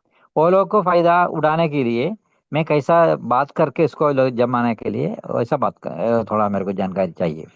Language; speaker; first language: Hindi; non-native, local second language; Malayalam